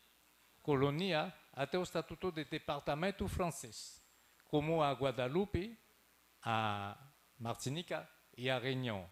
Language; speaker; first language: Portuguese; non-native, fluent; French